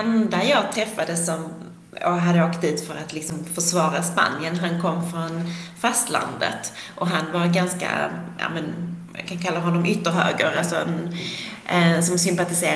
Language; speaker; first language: Swedish; native; Swedish